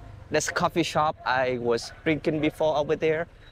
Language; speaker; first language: English; non-native, fluent; Vietnamese